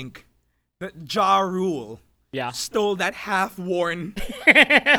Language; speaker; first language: English; non-native, local second language; Filipino